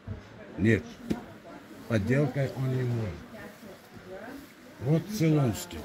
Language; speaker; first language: Russian; non-native, local second language; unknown